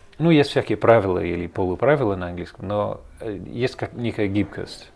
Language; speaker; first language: Russian; non-native, fluent; English